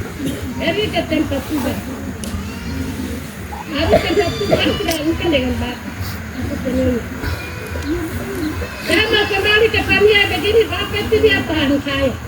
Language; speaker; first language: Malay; non-native, local second language; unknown